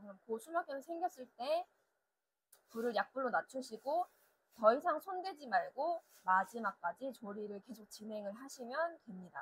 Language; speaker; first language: Korean; native; Korean